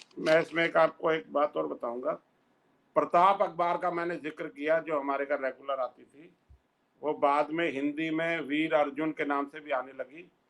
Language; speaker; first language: Hindi; native; Hindi